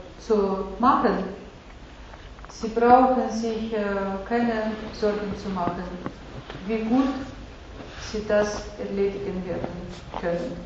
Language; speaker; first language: German; non-native, fluent; Russian